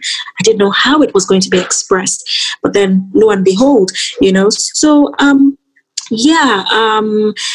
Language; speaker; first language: English; non-native, local second language; Yoruba